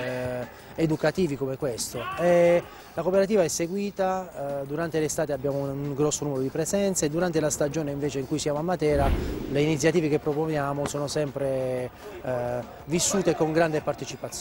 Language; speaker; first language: Italian; native; Italian